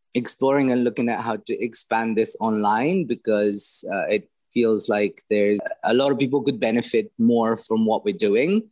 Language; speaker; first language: English; non-native, fluent; Romanian